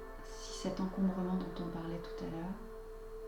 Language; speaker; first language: French; native; French